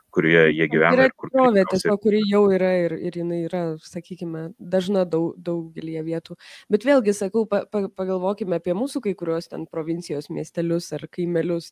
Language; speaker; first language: Lithuanian; early bilingual, heritage; Lithuanian